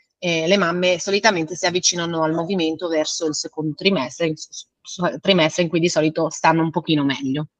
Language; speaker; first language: Italian; native; Italian